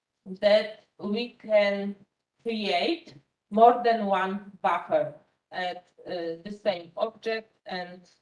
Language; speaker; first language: English; non-native, fluent; Polish